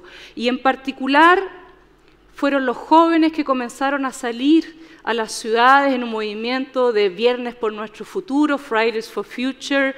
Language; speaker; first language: Spanish; native; Spanish